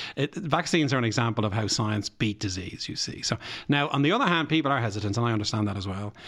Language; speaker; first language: English; native; English